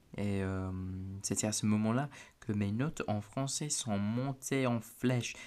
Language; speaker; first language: French; non-native, fluent; English